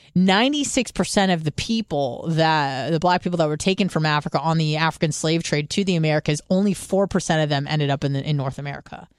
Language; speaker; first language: English; early bilingual, other home language; Hebrew